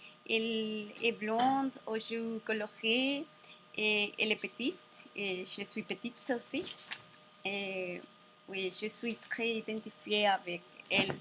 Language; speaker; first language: French; non-native, learner; Spanish